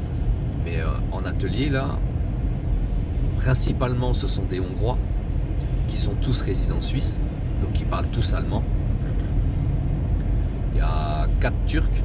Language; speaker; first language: French; native; French